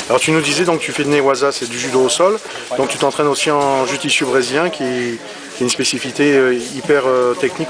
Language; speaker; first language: French; native; French